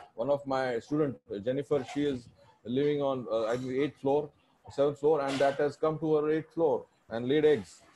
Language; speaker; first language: English; non-native, local second language; Marathi